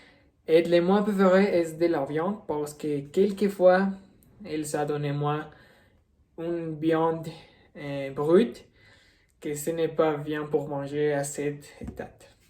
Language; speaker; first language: French; non-native, learner; Spanish